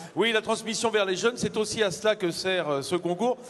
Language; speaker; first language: French; native; French